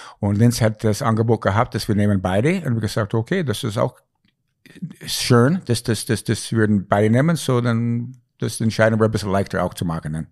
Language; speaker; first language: German; non-native, fluent; English